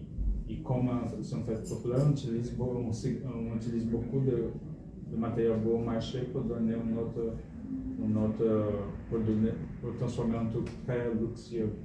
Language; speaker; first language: French; non-native, fluent; Portuguese